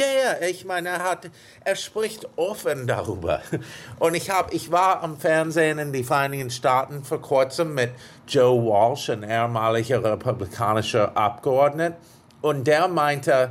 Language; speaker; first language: German; non-native, fluent; English